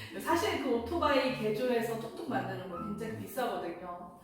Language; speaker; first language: Korean; native; Korean